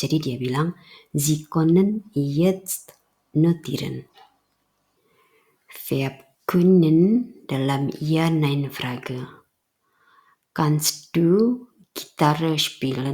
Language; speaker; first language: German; non-native, fluent; Indonesian